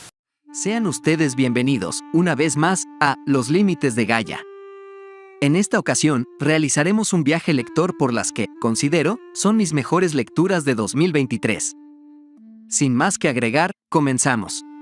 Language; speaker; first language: Spanish; native; Spanish